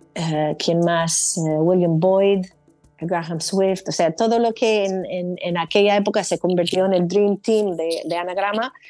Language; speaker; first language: Spanish; non-native, fluent; English